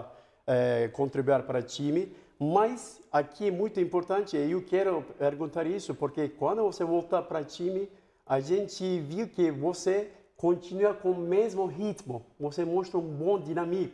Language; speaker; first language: Portuguese; non-native, fluent; Turkish